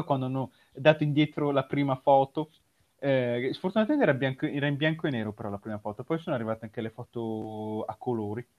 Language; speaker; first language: Italian; native; Italian